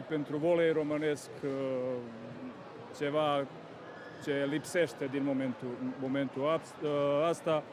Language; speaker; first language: Romanian; non-native, fluent; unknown